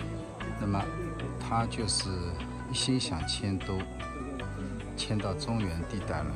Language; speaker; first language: Chinese; native; Chinese